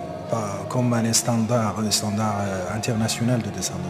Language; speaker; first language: French; non-native, learner; Persian